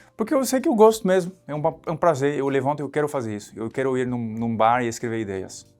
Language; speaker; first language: Portuguese; non-native, fluent; French